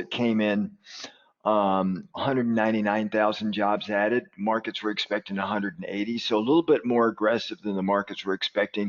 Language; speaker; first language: English; native; English